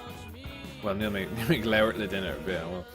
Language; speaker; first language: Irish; non-native, local second language; English